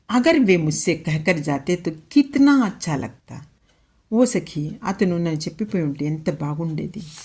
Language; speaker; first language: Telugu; non-native, local second language; Urdu